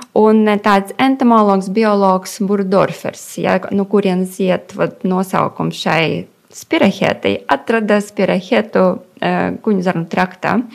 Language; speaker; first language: Latvian; non-native, local second language; Russian